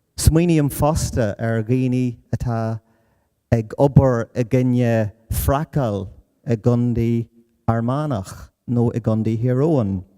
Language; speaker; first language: Irish; non-native, fluent; English